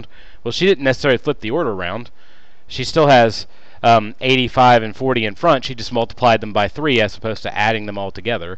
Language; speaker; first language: English; native; English